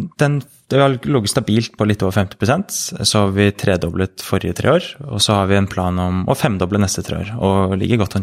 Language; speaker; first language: Norwegian; native; Norwegian